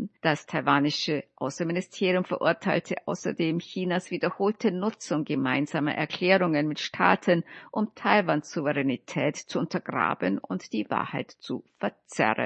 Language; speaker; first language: German; native; German